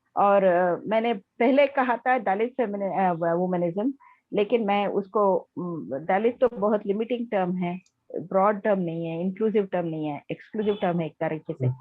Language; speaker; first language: Hindi; non-native, local second language; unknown